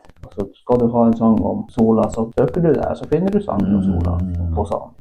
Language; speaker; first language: Norwegian; non-native, local second language; Northern Sami